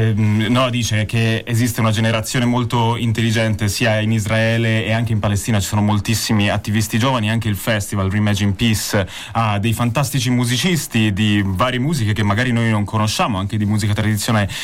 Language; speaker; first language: Italian; native; Italian